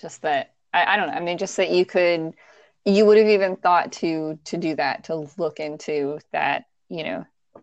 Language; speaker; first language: English; native; English